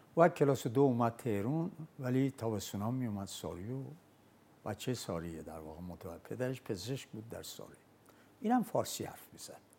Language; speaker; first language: Persian; non-native, local second language; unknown